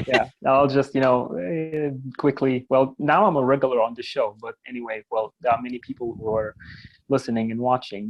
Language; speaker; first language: English; non-native, fluent; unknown